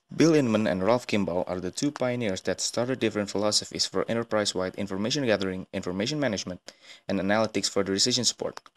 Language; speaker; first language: English; non-native, fluent; Indonesian